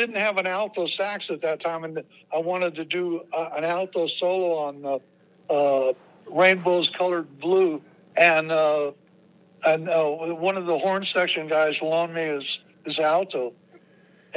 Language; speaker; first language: English; native; English